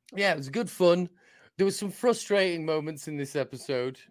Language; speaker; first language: English; native; English